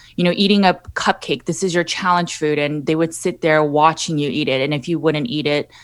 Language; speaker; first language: English; native; English